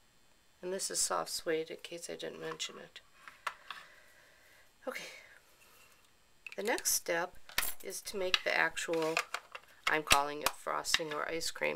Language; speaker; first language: English; native; English